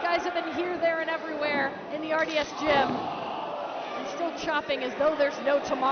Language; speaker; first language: English; native; English